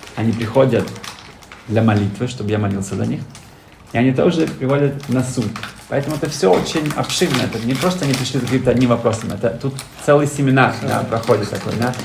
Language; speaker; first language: Russian; early bilingual, heritage; Russian